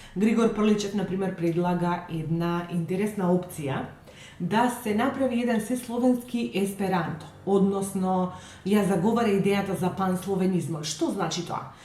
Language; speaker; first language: Macedonian; native; Macedonian